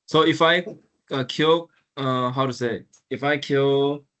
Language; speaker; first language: English; non-native, learner; Chinese